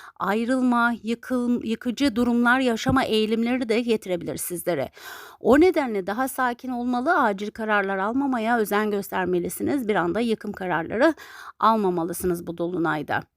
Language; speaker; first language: Turkish; native; Turkish